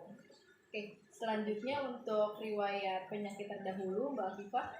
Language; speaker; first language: Indonesian; native; Indonesian